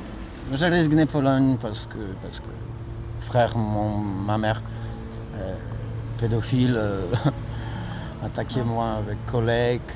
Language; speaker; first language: French; non-native, learner; Polish